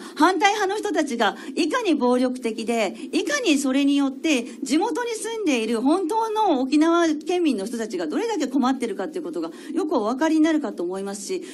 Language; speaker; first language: Japanese; native; Japanese